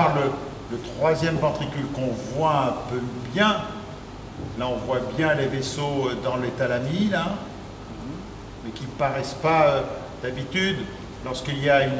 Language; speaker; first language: French; native; French